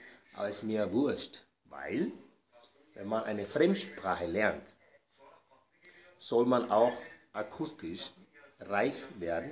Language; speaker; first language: German; non-native, fluent; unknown